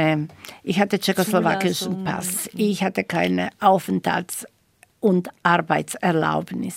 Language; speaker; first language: German; non-native, fluent; Slovak